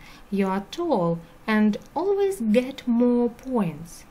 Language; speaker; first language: English; non-native, fluent; Russian